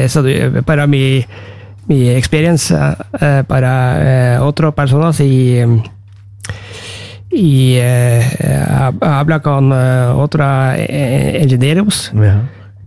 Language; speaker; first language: Spanish; non-native, learner; Norwegian